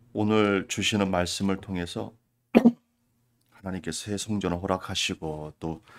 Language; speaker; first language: Korean; native; Korean